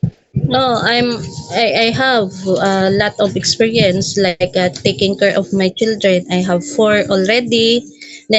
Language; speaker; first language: English; non-native, local second language; Filipino